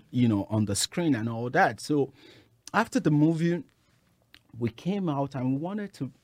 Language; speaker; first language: English; non-native, local second language; Yoruba